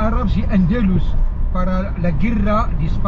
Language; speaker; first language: Spanish; non-native, learner; Arabic